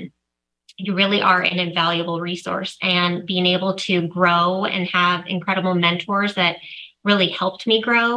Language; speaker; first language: English; native; English